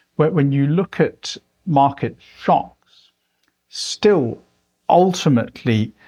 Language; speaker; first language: English; native; English